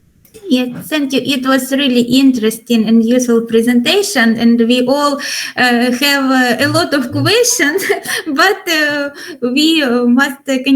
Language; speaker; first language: English; non-native, learner; Ukrainian